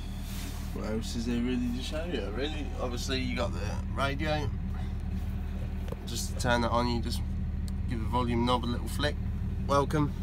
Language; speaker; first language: English; native; English